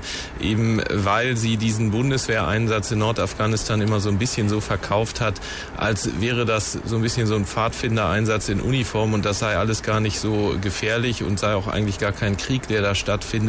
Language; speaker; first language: German; native; German